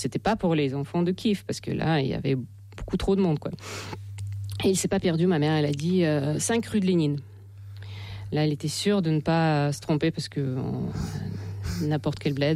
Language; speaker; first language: French; non-native, fluent; Ukrainian